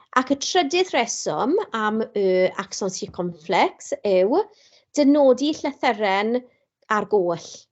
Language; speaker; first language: Welsh; non-native, local second language; English